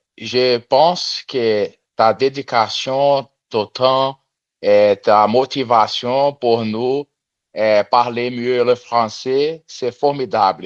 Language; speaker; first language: French; non-native, learner; Portuguese